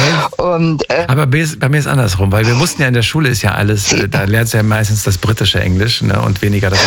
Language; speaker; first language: German; native; German